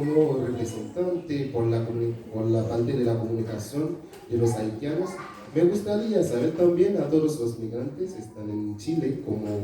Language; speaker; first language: Spanish; non-native, fluent; Haitian Creole